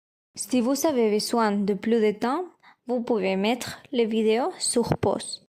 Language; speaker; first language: French; non-native, learner; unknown